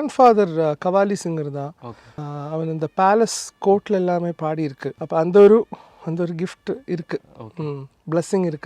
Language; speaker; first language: Tamil; non-native, learner; Malayalam